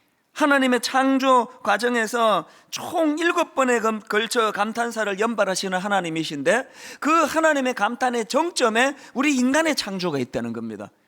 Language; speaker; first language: Korean; native; Korean